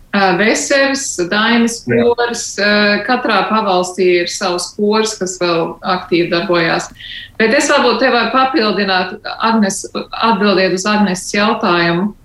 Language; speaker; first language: Latvian; early bilingual, heritage; Latvian